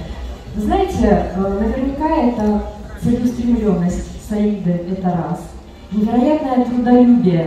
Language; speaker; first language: Russian; native; Russian